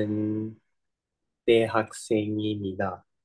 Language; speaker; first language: Korean; non-native, learner; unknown